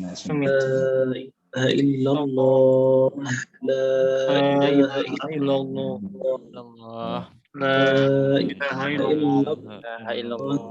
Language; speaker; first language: Arabic; native; Arabic